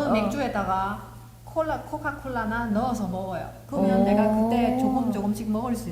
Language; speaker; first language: Korean; non-native, fluent; Vietnamese